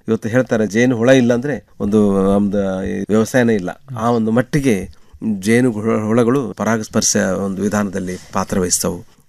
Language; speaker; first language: Kannada; native; Kannada